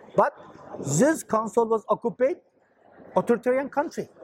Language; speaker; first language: English; non-native, learner; Chinese